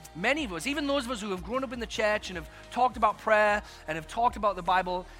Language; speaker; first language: English; native; English